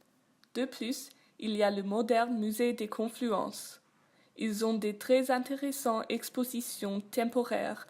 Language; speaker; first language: French; non-native, learner; Dutch